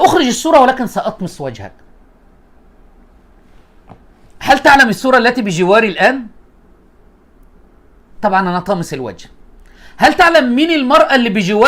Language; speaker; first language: Arabic; native; Arabic